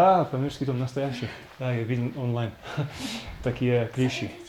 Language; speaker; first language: Russian; non-native, fluent; English